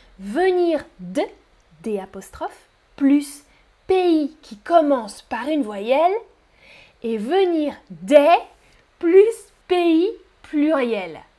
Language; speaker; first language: French; native; French